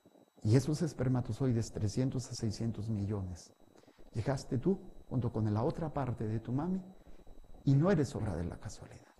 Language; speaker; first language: Spanish; native; Spanish